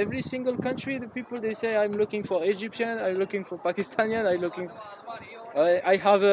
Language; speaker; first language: English; non-native, learner; French